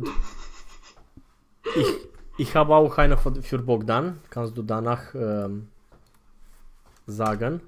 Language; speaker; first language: German; non-native, fluent; Romanian